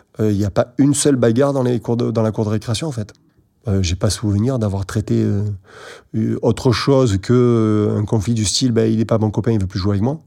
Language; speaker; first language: French; native; French